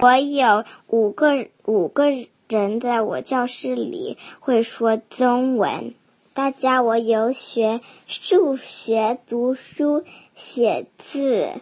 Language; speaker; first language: Chinese; early bilingual, heritage; Chinese